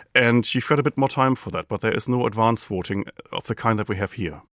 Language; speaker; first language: English; non-native, fluent; German